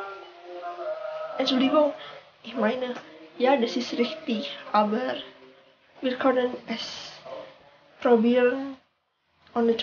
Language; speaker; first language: German; non-native, learner; Indonesian